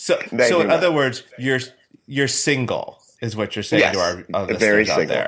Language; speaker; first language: English; native; English